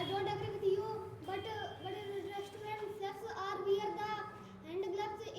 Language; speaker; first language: English; non-native, learner; Hindi